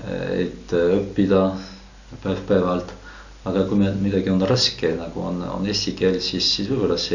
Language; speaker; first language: Estonian; non-native, fluent; French